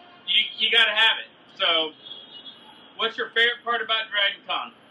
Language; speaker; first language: English; native; English